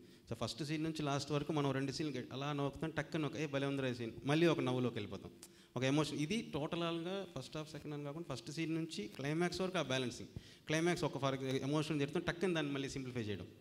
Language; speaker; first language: Telugu; native; Telugu